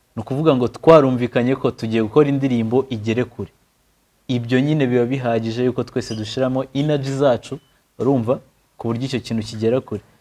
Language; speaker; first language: Kinyarwanda; native; Kinyarwanda